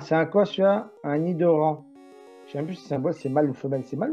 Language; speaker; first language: French; native; French